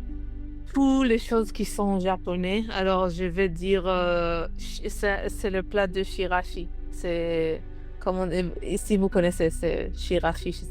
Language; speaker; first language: French; non-native, learner; Hebrew